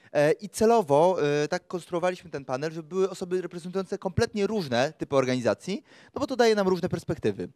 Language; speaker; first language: Polish; native; Polish